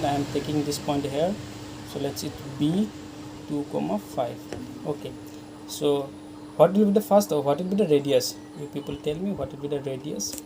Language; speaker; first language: English; non-native, local second language; Hindi